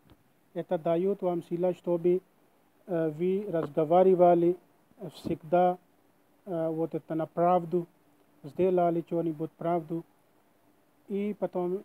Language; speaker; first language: Russian; non-native, learner; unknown